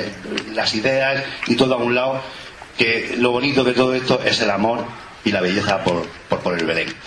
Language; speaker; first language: Spanish; native; Spanish